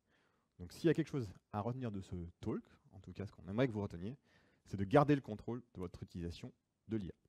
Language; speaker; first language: French; native; French